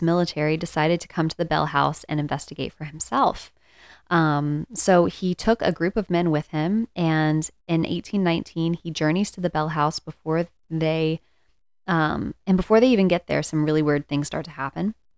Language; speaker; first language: English; native; English